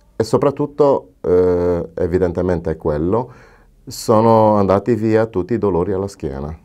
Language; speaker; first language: Italian; native; Italian